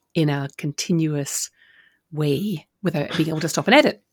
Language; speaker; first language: English; native; English